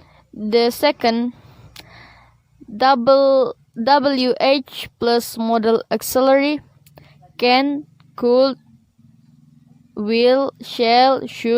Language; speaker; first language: English; non-native, learner; Indonesian